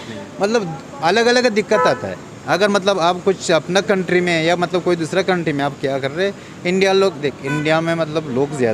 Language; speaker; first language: Hindi; non-native, learner; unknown